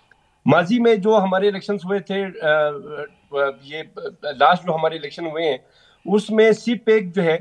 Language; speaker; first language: Hindi; non-native, local second language; Balti